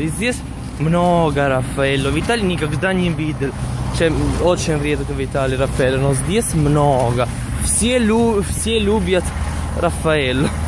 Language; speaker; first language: Russian; non-native, learner; Italian